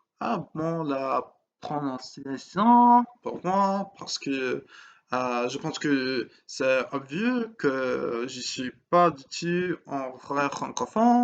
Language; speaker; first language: French; non-native, learner; English